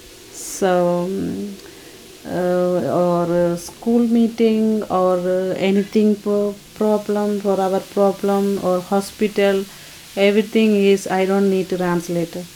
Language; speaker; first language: English; non-native, learner; Tamil